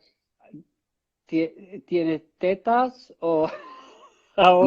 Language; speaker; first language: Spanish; non-native, learner; English